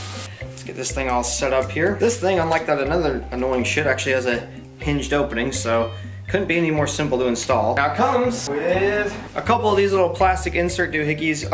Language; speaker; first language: English; native; English